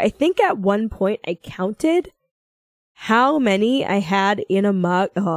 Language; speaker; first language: English; native; English